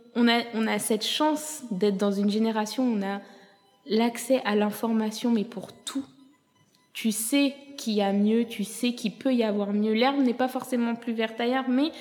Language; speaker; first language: French; native; French